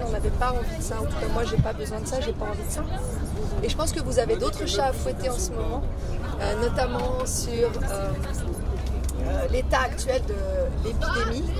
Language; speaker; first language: French; native; French